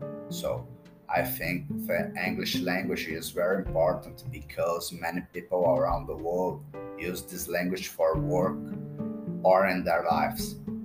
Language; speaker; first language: English; non-native, learner; Portuguese